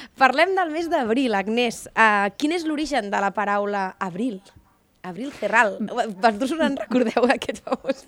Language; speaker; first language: Catalan; native; Catalan